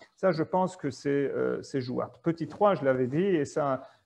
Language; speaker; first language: French; native; French